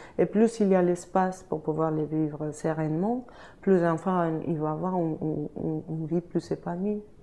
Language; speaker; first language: French; non-native, fluent; Spanish